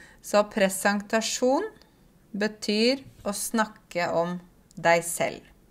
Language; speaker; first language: Norwegian; native; Norwegian